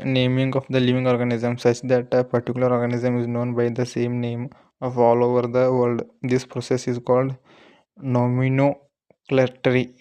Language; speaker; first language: English; non-native, local second language; Kannada